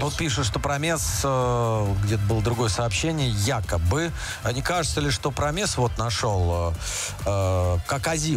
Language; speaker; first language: Russian; native; Russian